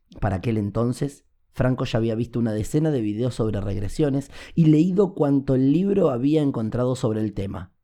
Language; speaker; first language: Spanish; native; Spanish